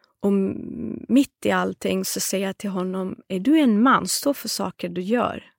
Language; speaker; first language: Swedish; non-native, fluent; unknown